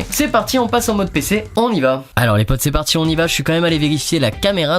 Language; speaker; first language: French; native; French